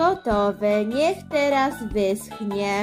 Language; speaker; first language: Polish; early bilingual, heritage; Polish